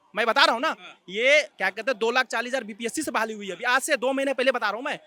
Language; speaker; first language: Hindi; native; Hindi